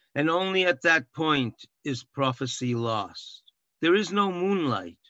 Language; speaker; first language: English; native; English